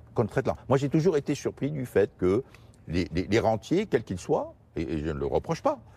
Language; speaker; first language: French; non-native, local second language; Portuguese